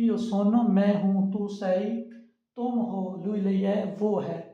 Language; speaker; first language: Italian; non-native, learner; Urdu